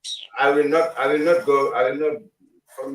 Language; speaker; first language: English; non-native, learner; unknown